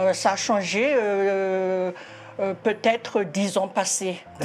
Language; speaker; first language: French; non-native, local second language; Malagasy